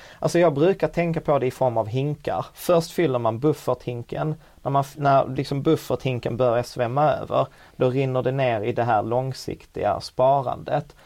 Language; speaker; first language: Swedish; early bilingual, other home language; Czech